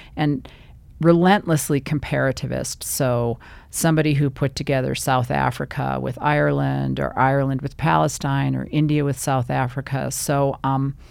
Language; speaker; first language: English; native; English